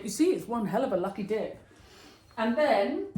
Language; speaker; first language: English; native; English